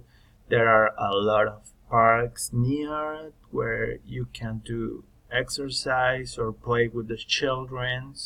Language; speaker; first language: English; non-native, learner; Spanish